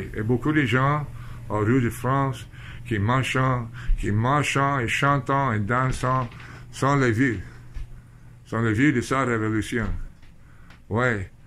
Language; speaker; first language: French; non-native, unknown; English